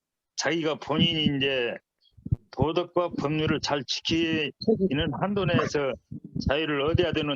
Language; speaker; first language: Korean; native; Korean